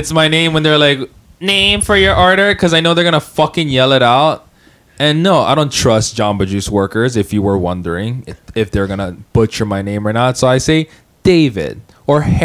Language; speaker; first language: English; native; English